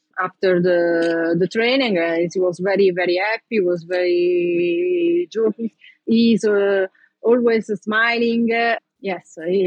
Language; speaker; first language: English; non-native, learner; Italian